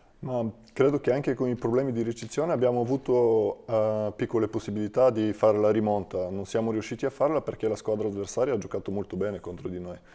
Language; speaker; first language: Italian; non-native, fluent; Bulgarian